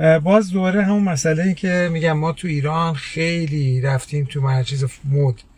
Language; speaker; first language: Persian; early bilingual, heritage; Persian